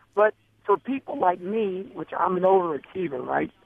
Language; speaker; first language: English; native; English